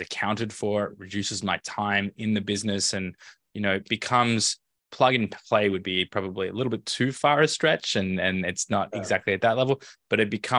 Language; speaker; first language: English; native; English